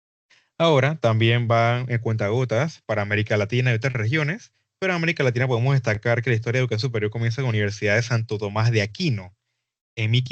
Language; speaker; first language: Spanish; native; Spanish